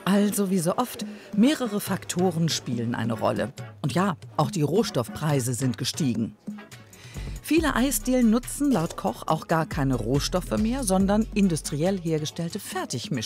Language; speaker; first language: German; native; German